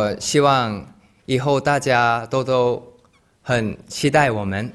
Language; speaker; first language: Chinese; non-native, learner; Thai